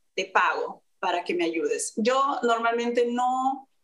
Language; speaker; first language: Spanish; native; Spanish